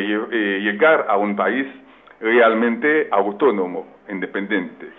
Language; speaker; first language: Spanish; non-native, fluent; French